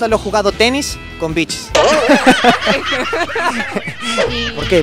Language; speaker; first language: Spanish; native; Spanish